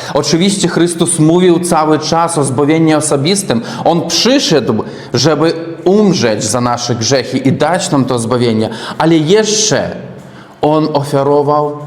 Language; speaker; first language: Polish; non-native, learner; Russian